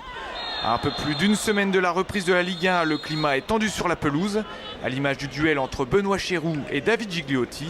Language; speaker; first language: French; native; French